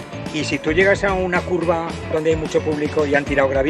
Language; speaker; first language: Spanish; native; Spanish